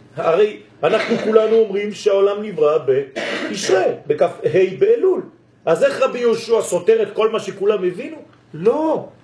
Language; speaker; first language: Hebrew; non-native, fluent; French